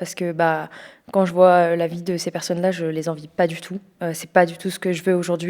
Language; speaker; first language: French; native; French